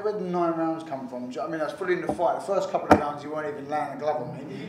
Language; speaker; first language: English; native; English